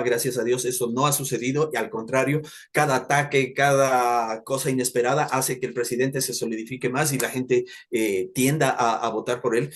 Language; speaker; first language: Spanish; native; Spanish